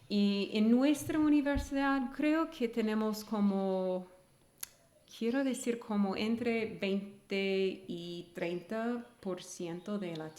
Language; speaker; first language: Spanish; non-native, fluent; English